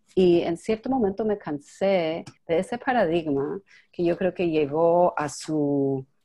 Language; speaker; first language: Spanish; non-native, fluent; English